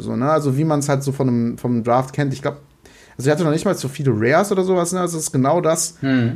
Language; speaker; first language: German; native; German